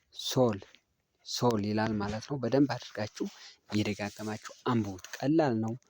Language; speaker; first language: Amharic; native; Amharic